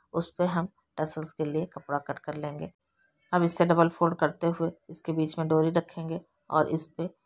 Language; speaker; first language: Hindi; native; Hindi